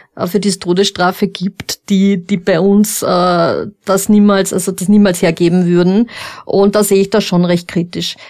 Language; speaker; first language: German; native; German